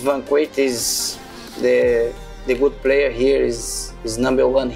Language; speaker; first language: English; non-native, learner; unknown